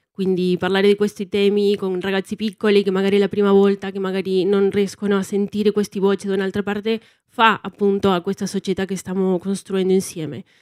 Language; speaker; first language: Italian; non-native, fluent; Spanish